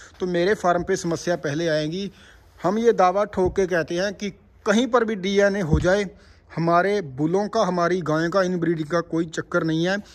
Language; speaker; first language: Hindi; non-native, local second language; Punjabi